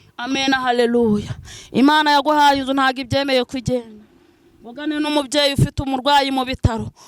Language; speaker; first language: Kinyarwanda; non-native, local second language; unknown